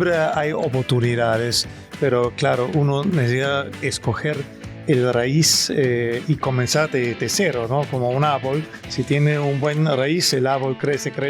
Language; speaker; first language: Spanish; non-native, fluent; Danish